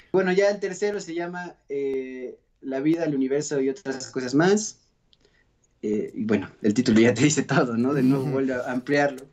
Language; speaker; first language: Spanish; native; Spanish